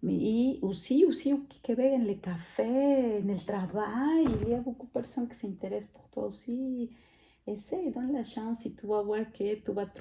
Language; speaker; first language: French; non-native, fluent; Spanish